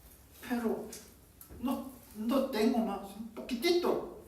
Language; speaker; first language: Spanish; non-native, learner; Korean